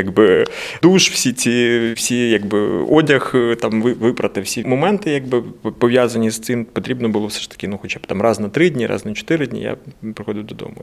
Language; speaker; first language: Ukrainian; native; Ukrainian